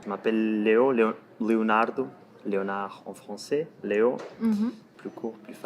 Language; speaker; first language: French; non-native, fluent; Portuguese